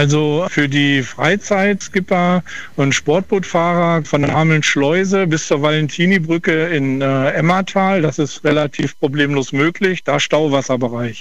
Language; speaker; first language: German; native; German